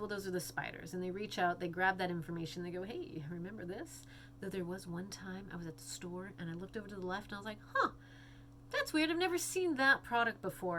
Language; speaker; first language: English; native; English